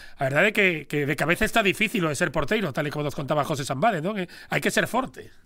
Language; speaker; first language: Galician; native; Galician